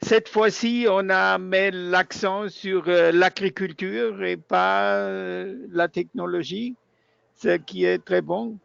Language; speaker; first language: French; non-native, learner; German